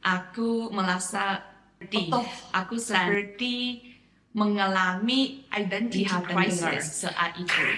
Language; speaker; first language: Indonesian; non-native, fluent; Chinese